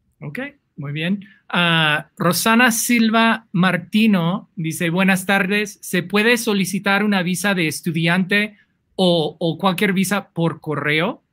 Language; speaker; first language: Spanish; non-native, fluent; English